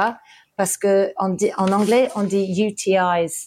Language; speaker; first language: French; early bilingual, heritage; English